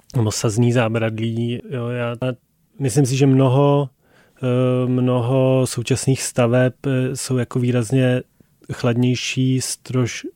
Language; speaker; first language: Czech; native; Czech